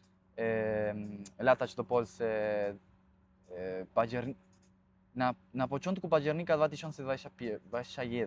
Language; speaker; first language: Polish; non-native, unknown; Spanish